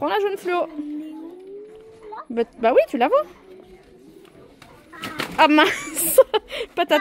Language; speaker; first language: French; native; French